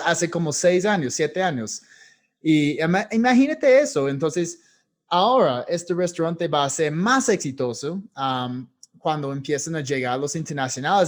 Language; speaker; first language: Spanish; non-native, fluent; English